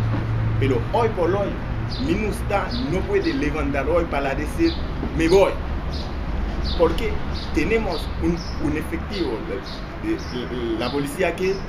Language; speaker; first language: Spanish; non-native, fluent; Haitian Creole